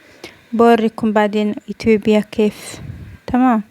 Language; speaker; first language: Arabic; non-native, learner; Amharic